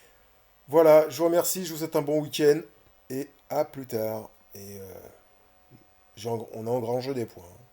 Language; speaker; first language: French; native; French